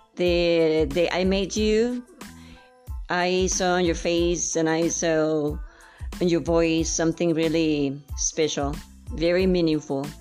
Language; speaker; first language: English; non-native, fluent; Spanish